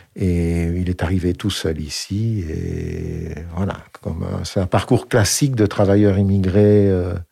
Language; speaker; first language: French; native; French